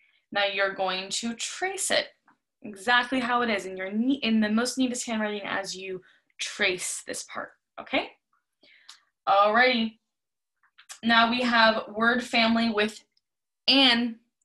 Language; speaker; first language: English; native; English